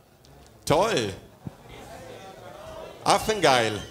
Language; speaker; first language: German; non-native, fluent; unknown